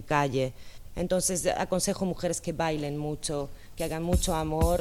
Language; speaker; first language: Spanish; non-native, fluent; Russian